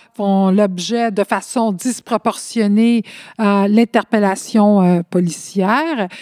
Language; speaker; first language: French; early bilingual, other home language; Spanish